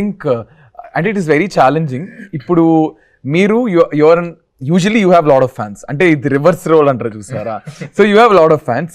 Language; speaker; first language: Telugu; native; Telugu